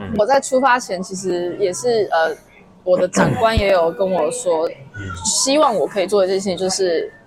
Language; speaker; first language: Chinese; native; Chinese